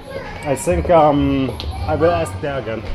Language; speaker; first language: English; non-native, learner; German